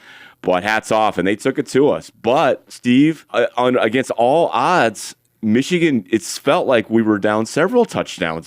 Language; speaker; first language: English; native; English